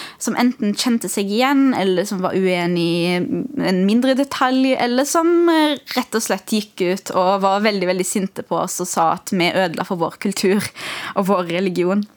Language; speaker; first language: Norwegian; early bilingual, other home language; Arabic